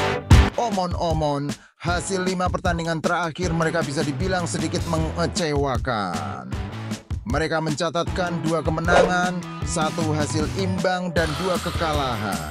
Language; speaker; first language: Indonesian; native; Indonesian